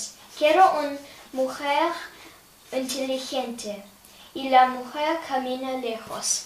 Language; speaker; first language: Spanish; non-native, learner; English